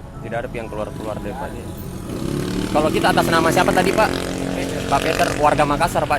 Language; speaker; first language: Indonesian; native; Indonesian